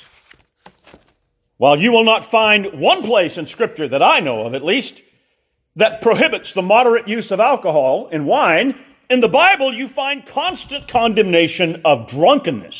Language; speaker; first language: English; native; English